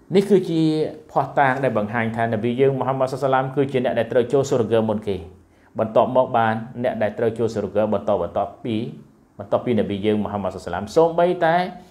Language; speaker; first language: Khmer; non-native, local second language; Western Cham